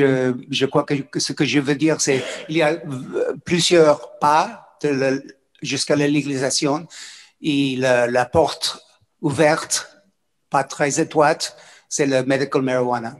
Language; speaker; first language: French; non-native, fluent; English